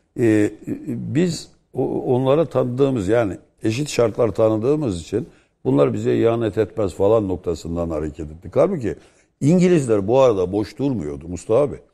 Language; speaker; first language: Turkish; native; Turkish